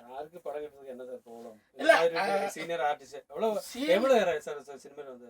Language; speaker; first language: Tamil; non-native, learner; Malayalam